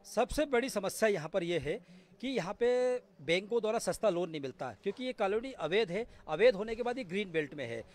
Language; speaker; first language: Hindi; native; Hindi